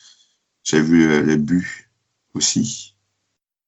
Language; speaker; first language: French; non-native, fluent; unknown